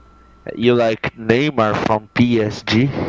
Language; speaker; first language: English; non-native, learner; Portuguese